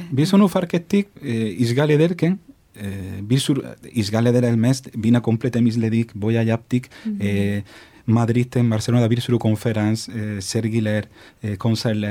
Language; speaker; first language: Turkish; non-native, fluent; Spanish